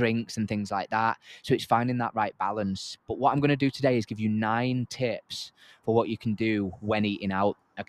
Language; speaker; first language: English; native; English